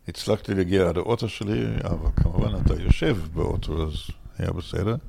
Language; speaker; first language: Hebrew; non-native, fluent; English